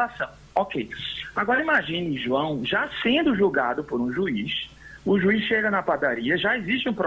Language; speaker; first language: Portuguese; native; Portuguese